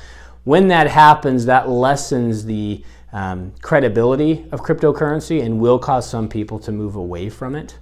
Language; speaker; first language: English; native; English